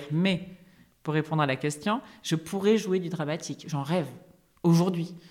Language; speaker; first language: French; native; French